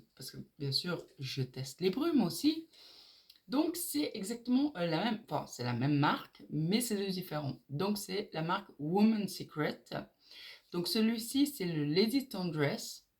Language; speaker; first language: French; native; French